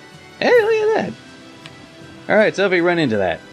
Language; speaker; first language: English; native; English